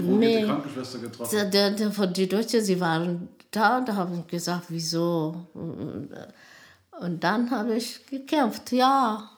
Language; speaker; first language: German; non-native, learner; Amharic